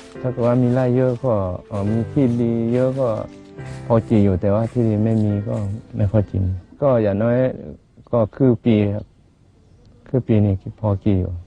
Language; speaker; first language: Thai; non-native, local second language; Akha